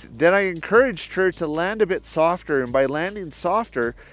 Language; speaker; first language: English; native; English